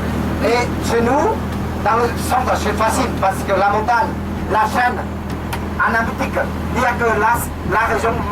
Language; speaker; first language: French; non-native, fluent; Vietnamese